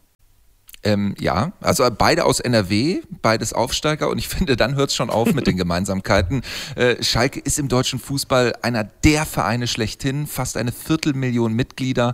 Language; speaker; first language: German; native; German